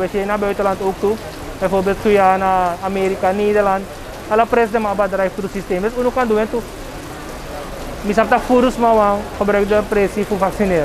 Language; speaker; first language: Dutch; non-native, local second language; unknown